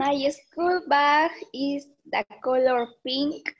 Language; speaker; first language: English; non-native, learner; Spanish